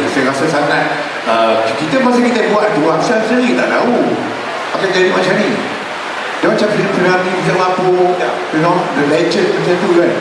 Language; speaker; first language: Malay; native; Malay